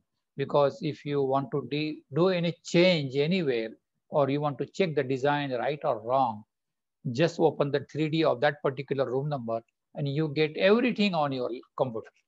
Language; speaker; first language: English; non-native, local second language; Bangla